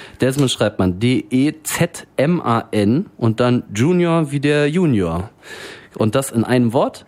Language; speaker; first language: German; native; German